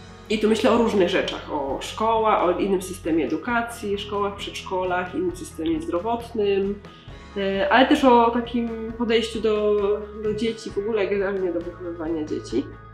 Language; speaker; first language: Polish; native; Polish